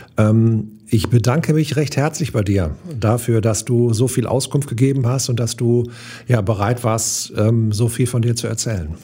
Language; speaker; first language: German; native; German